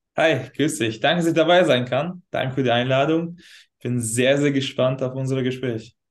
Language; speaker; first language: German; non-native, fluent; Hungarian